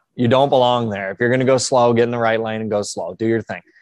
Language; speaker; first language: English; native; English